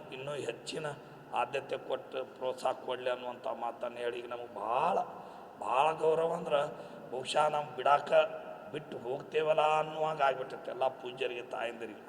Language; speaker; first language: Kannada; non-native, local second language; Lambadi